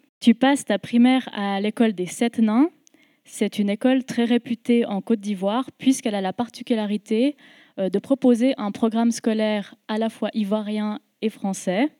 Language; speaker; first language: French; native; French